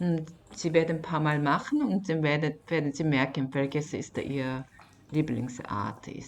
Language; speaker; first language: German; non-native, fluent; Korean